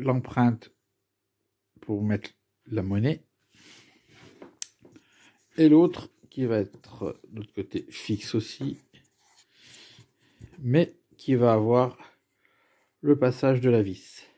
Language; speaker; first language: French; native; French